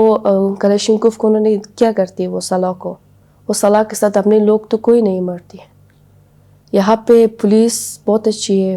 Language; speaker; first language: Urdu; non-native, learner; Persian